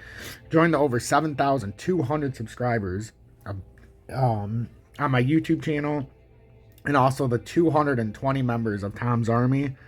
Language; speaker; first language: English; native; English